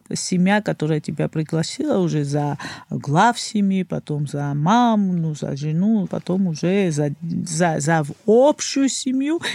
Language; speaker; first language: Russian; non-native, fluent; Georgian